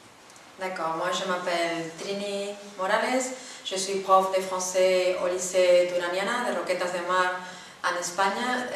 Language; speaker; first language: French; non-native, fluent; Spanish